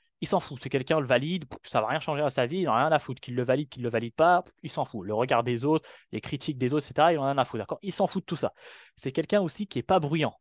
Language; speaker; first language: French; non-native, local second language; Arabic